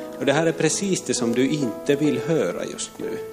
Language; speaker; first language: Swedish; non-native, fluent; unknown